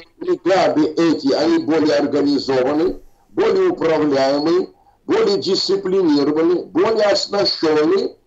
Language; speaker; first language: Russian; non-native, local second language; Armenian